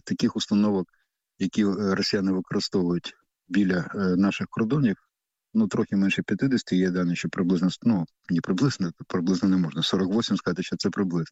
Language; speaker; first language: Ukrainian; native; Ukrainian